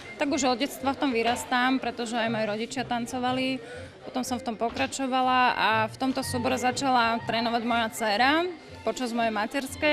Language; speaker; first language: Slovak; native; Slovak